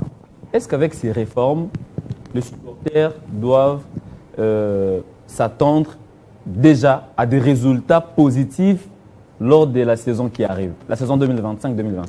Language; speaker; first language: French; non-native, local second language; Lingala